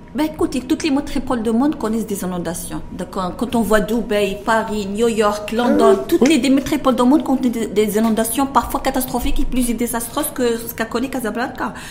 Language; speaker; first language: French; non-native, local second language; Arabic